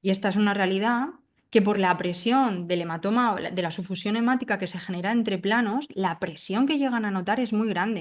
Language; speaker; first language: Spanish; native; Spanish